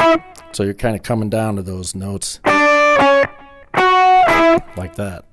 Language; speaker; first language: English; native; English